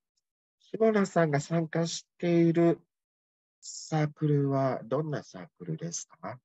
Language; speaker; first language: Japanese; non-native, fluent; Thai